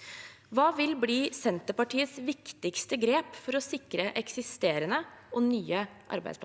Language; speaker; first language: Norwegian; native; Norwegian